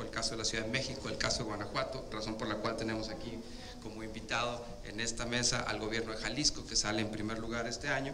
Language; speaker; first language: Spanish; native; Spanish